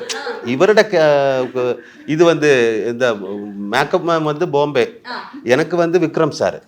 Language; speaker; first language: Tamil; non-native, learner; Malayalam